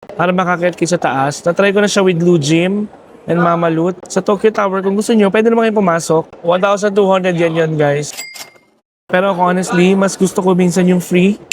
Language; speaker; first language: Filipino; native; Filipino